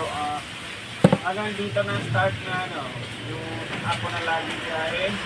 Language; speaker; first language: Filipino; non-native, learner; Punjabi